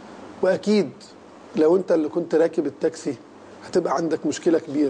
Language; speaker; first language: Arabic; native; Arabic